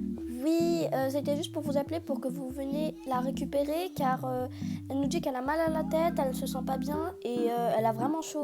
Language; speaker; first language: French; native; French